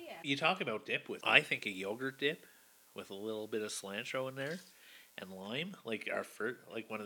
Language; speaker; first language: English; native; English